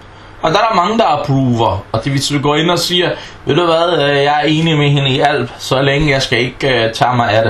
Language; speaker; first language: Danish; non-native, fluent; Arabic